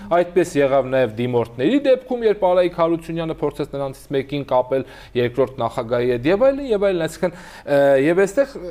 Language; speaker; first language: Armenian; native; Armenian